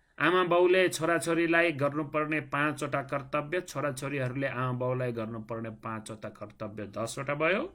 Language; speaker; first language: Nepali; non-native, local second language; Newari